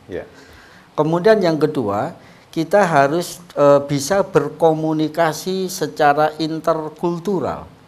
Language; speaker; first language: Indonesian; non-native, local second language; Javanese